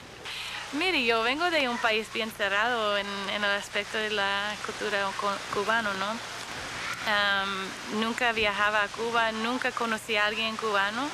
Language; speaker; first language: Spanish; non-native, fluent; English